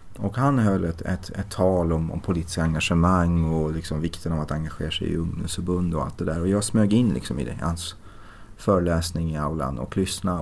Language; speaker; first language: Swedish; early bilingual, other home language; Persian